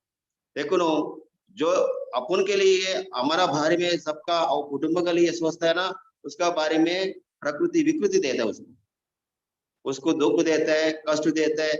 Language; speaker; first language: Hindi; non-native, local second language; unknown